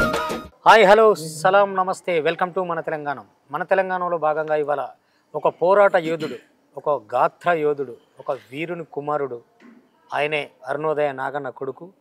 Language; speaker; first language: Telugu; native; Telugu